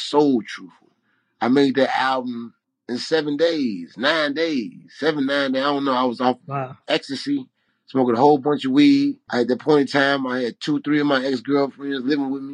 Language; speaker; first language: English; native; English